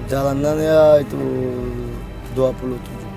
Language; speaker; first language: Indonesian; non-native, learner; Rohingya